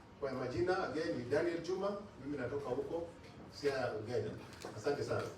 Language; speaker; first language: Swahili; non-native, local second language; Luo (Kenya and Tanzania)